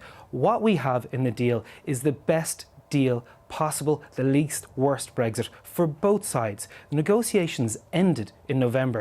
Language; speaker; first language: English; native; English